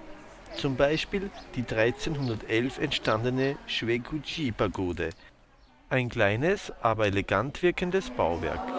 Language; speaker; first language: German; native; German